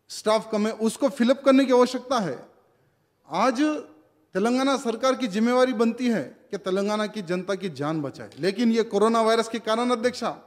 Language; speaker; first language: Hindi; non-native, local second language; Telugu